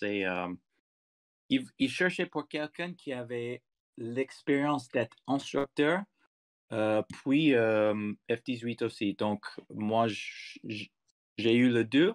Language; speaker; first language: French; non-native, fluent; English